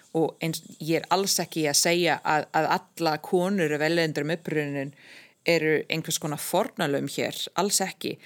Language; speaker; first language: Icelandic; non-native, fluent; English